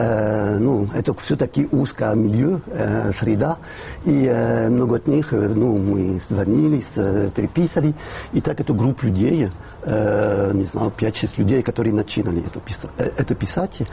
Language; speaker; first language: Russian; non-native, fluent; French